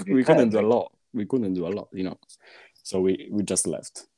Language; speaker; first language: English; non-native, fluent; Italian